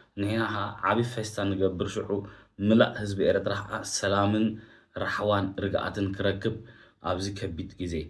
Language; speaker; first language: Tigrinya; early bilingual, heritage; Tigrinya